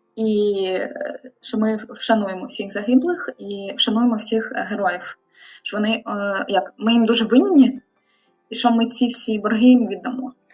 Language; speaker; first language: Ukrainian; non-native, local second language; Russian